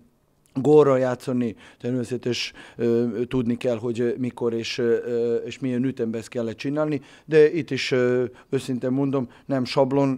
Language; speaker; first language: Hungarian; non-native, fluent; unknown